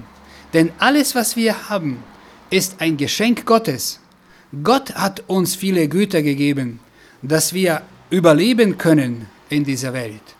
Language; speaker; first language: German; non-native, fluent; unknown